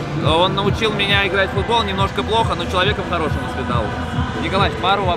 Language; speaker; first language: Russian; native; Russian